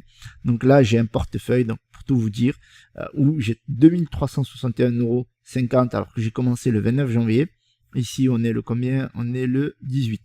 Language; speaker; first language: French; native; French